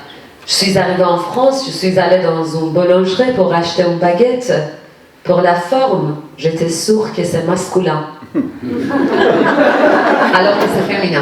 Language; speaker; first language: French; non-native, fluent; Persian